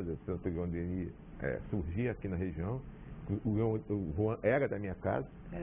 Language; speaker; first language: Portuguese; native; Portuguese